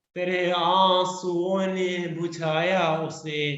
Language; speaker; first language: Hindi; non-native, local second language; Malayalam